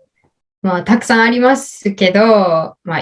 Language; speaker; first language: Japanese; non-native, learner; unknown